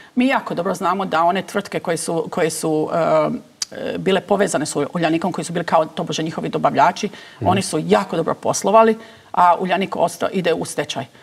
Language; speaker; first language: Croatian; early bilingual, heritage; Croatian